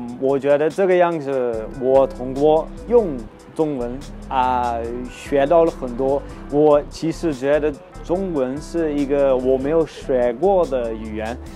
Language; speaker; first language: Chinese; non-native, fluent; Dutch